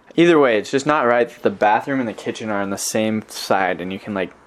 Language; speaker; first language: English; native; English